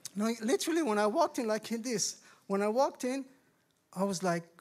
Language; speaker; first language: English; non-native, fluent; Hebrew